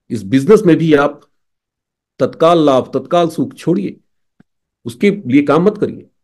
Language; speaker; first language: Hindi; native; Hindi